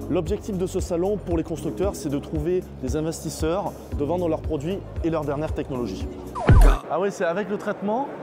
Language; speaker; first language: French; native; French